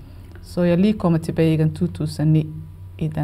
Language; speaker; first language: Danish; non-native, learner; Somali